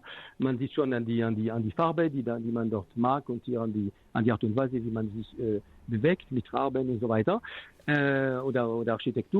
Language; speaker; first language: German; non-native, fluent; French